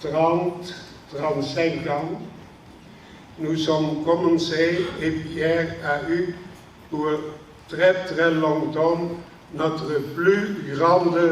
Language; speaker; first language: French; non-native, learner; Dutch